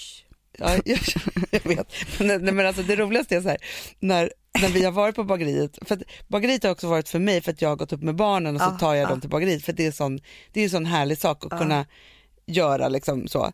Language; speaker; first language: Swedish; native; Swedish